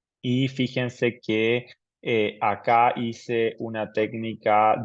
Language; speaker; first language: Spanish; native; Spanish